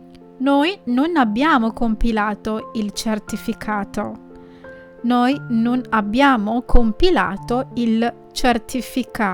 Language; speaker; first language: Italian; non-native, fluent; Sinhala